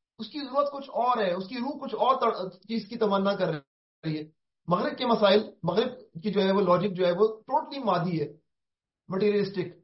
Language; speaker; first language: Urdu; native; Urdu